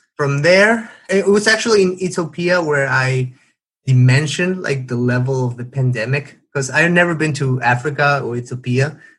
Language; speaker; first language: English; non-native, fluent; Spanish